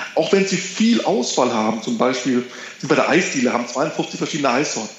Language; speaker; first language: German; native; German